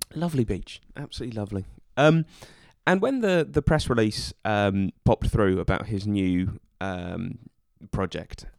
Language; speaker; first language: English; native; English